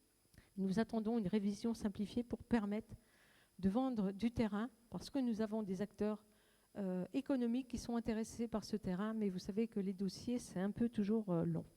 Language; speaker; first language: French; native; French